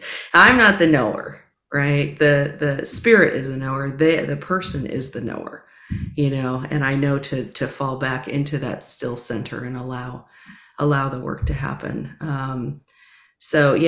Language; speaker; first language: English; native; English